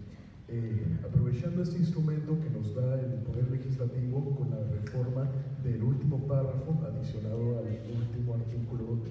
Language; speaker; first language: Spanish; non-native, fluent; English